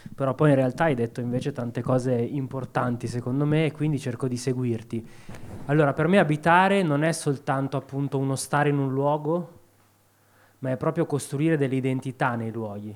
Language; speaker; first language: Italian; native; Italian